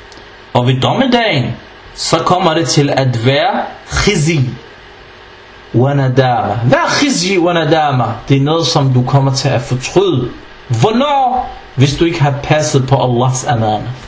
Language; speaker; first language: Danish; non-native, fluent; Arabic